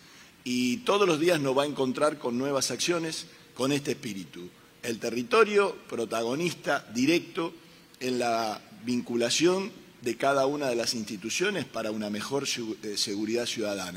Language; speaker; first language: Spanish; native; Spanish